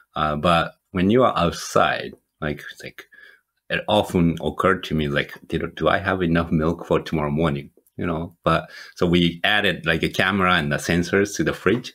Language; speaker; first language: English; non-native, fluent; Japanese